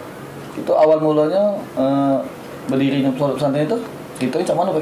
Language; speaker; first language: Malay; native; Malay